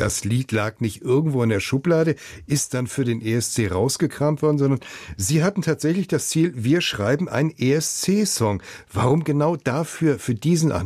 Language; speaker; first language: German; native; German